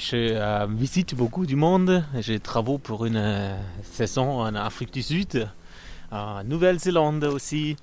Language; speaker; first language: French; non-native, fluent; German